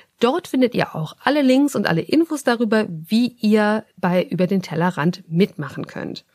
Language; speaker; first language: German; native; German